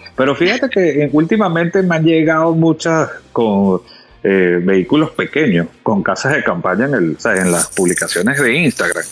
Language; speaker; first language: Spanish; native; Spanish